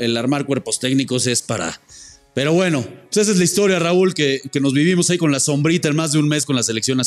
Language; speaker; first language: Spanish; native; Spanish